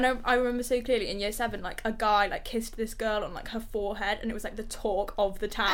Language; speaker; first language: English; native; English